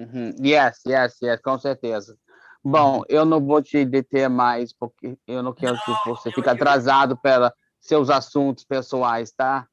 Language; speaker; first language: Portuguese; non-native, fluent; English